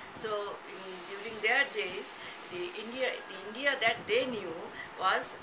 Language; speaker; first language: English; non-native, local second language; Bangla